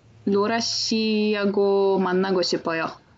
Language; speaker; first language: Korean; non-native, learner; Czech